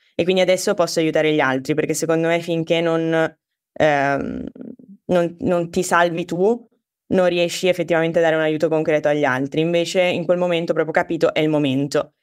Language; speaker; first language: Italian; native; Italian